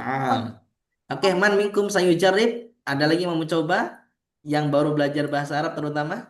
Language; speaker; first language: Malay; native; Malay